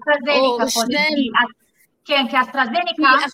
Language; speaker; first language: Hebrew; non-native, fluent; Portuguese